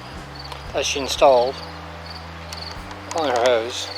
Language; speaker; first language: English; native; English